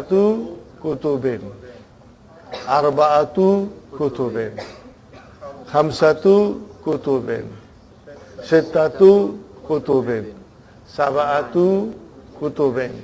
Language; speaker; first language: Arabic; non-native, fluent; Bangla